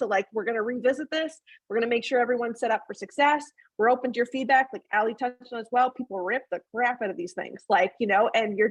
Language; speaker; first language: English; native; English